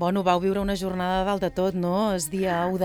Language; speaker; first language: Catalan; native; Catalan